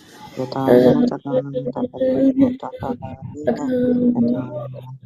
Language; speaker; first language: Arabic; non-native, learner; Bangla